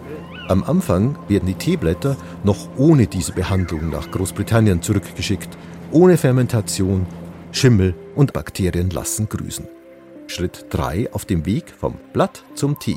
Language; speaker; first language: German; native; German